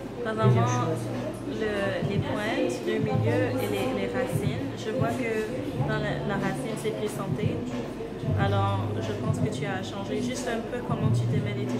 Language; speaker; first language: French; non-native, fluent; English